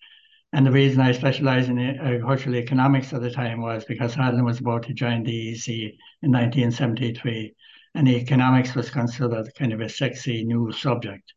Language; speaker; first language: English; native; English